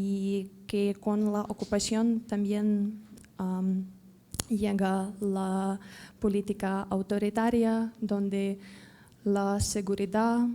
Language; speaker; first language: Spanish; non-native, fluent; Ukrainian